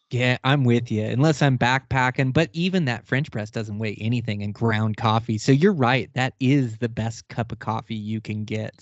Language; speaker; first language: English; native; English